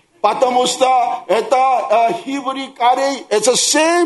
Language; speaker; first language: Russian; non-native, learner; Korean